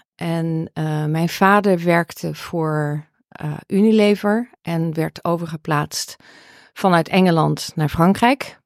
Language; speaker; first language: Dutch; early bilingual, heritage; Dutch